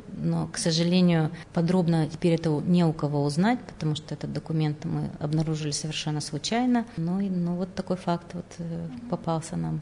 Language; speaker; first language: Russian; native; Russian